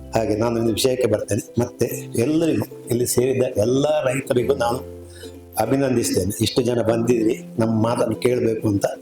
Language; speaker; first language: Kannada; native; Kannada